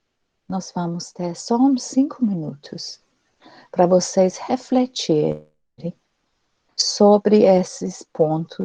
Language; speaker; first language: Portuguese; non-native, fluent; English